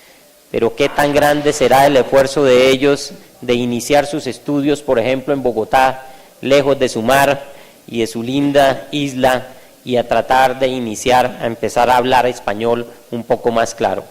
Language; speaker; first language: Spanish; native; Spanish